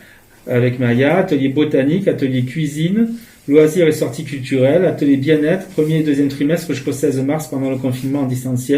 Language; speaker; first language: French; native; French